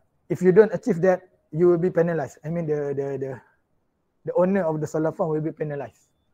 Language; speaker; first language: English; non-native, local second language; Malay